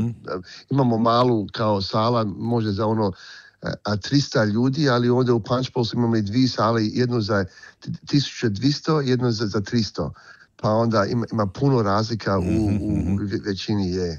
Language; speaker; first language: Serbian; early bilingual, heritage; Croatian